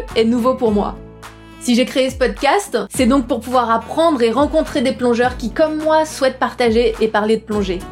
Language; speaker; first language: French; native; French